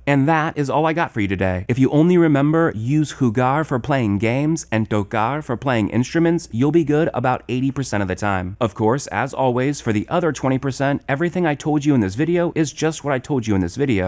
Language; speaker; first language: English; native; English